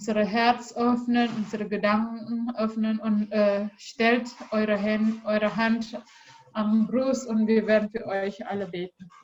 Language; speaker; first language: German; non-native, learner; Indonesian